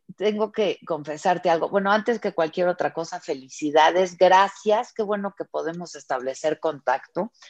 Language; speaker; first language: Spanish; native; Spanish